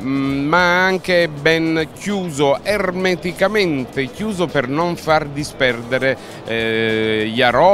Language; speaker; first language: Italian; native; Italian